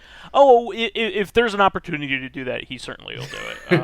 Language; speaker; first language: English; native; English